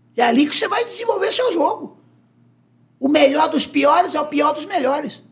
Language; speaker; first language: Portuguese; native; Portuguese